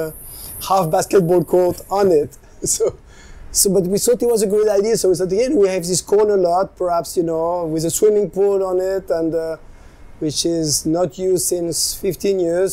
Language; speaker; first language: English; non-native, fluent; French